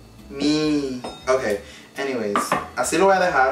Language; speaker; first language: Spanish; early bilingual, heritage; Spanish